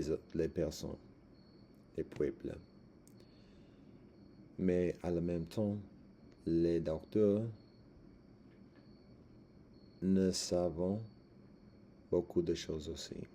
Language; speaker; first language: French; non-native, learner; English